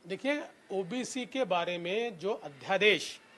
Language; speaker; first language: Hindi; non-native, local second language; Marathi